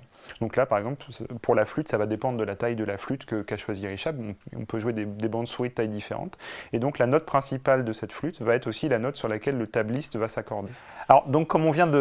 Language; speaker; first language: French; native; French